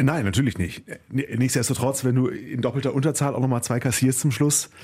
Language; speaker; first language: German; native; German